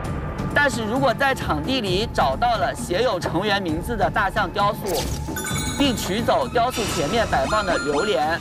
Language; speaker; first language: Chinese; native; Chinese